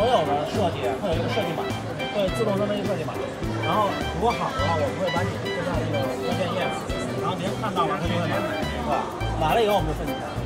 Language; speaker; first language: Chinese; native; Chinese